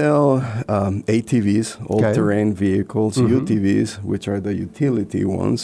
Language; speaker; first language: English; non-native, fluent; Spanish